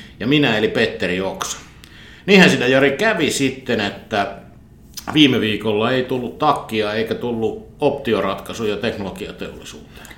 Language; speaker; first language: Finnish; native; Finnish